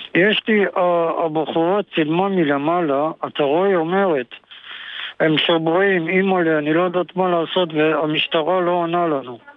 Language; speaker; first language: Hebrew; native; Hebrew